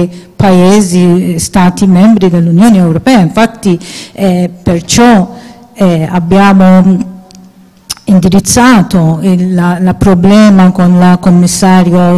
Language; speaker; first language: Italian; non-native, fluent; Maltese